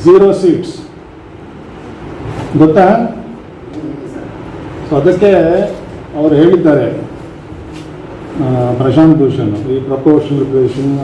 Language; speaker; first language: Kannada; non-native, learner; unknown